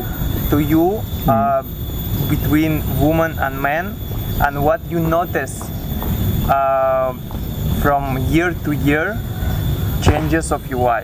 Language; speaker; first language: English; non-native, learner; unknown